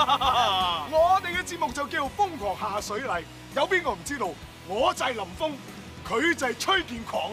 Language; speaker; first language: Chinese; non-native, local second language; Cantonese